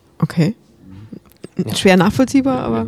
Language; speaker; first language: German; native; German